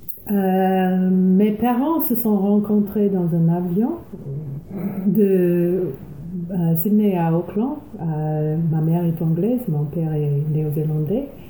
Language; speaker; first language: French; non-native, fluent; English